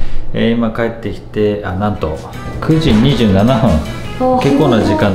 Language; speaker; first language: Japanese; native; Japanese